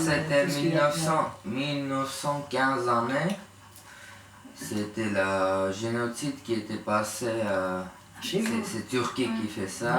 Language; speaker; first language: French; non-native, learner; Armenian